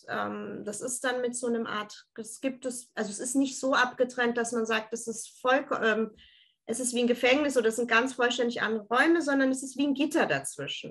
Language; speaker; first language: German; early bilingual, other home language; Turkish